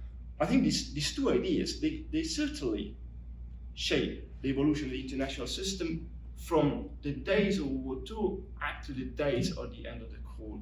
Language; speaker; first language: English; non-native, fluent; Italian